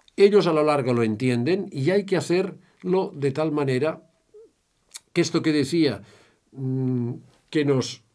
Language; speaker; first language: Spanish; native; Spanish